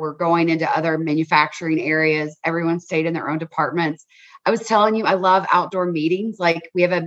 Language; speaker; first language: English; native; English